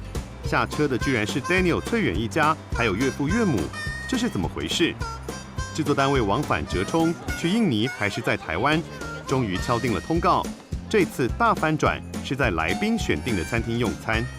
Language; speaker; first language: Chinese; native; Chinese